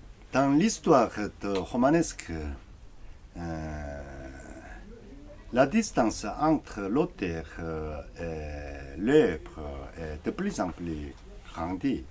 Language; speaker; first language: French; non-native, learner; Korean